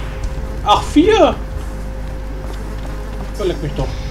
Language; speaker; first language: German; native; German